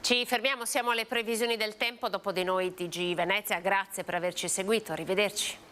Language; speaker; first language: Italian; native; Italian